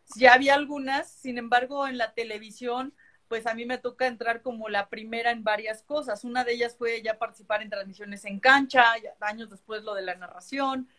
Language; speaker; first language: Spanish; native; Spanish